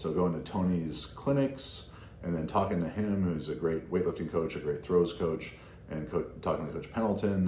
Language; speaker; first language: English; native; English